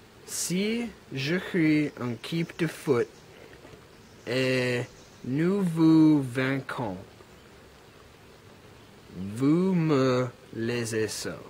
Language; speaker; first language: French; non-native, learner; English